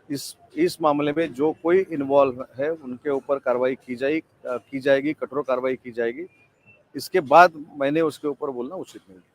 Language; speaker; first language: Hindi; non-native, local second language; Marathi